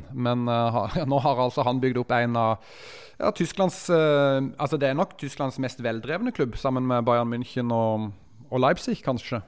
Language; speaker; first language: Norwegian; native; Norwegian